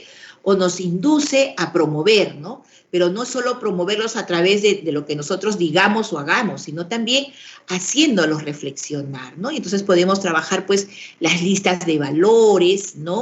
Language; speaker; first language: Spanish; native; Spanish